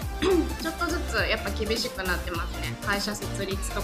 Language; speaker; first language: Japanese; native; Japanese